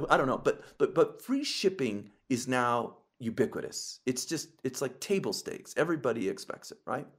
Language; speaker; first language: English; native; English